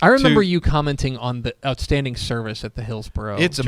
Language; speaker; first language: English; native; English